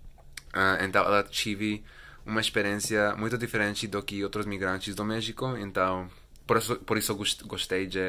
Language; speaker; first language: Portuguese; non-native, learner; Spanish